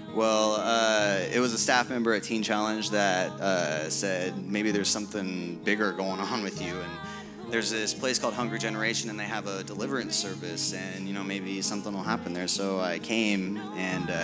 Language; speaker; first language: English; native; English